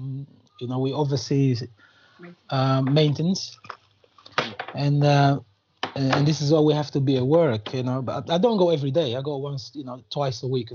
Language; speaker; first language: English; non-native, fluent; Portuguese